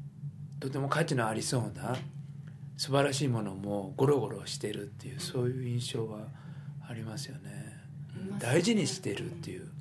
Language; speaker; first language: Japanese; native; Japanese